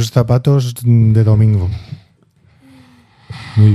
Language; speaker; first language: Spanish; native; Spanish